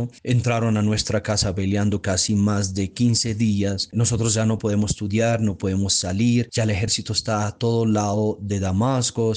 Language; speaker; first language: Spanish; non-native, fluent; Arabic